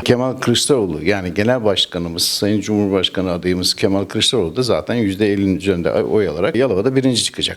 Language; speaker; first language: Turkish; native; Turkish